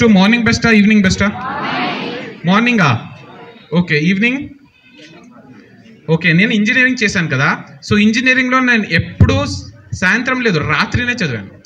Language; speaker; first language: Telugu; non-native, learner; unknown